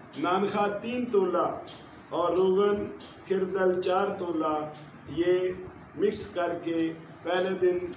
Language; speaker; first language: Urdu; non-native, local second language; Punjabi